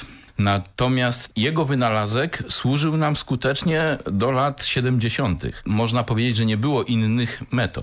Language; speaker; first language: Polish; native; Polish